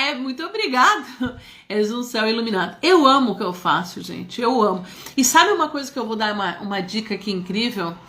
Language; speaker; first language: Portuguese; early bilingual, other home language; Spanish